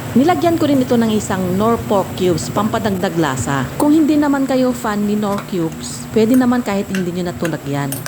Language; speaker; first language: Filipino; non-native, local second language; Iloko